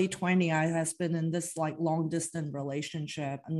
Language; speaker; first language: English; non-native, local second language; Cantonese